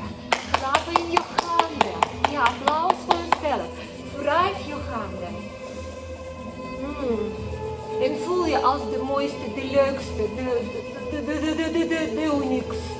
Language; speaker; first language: Dutch; non-native, learner; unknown